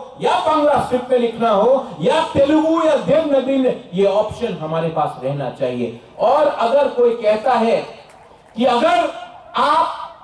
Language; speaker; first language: Hindi; non-native, local second language; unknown